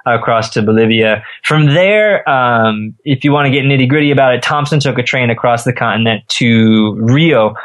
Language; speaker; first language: English; native; English